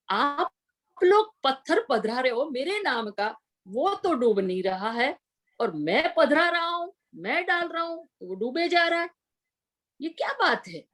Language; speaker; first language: Hindi; non-native, local second language; Gujarati